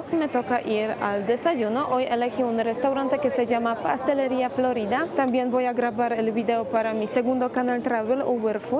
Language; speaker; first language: Spanish; non-native, fluent; Polish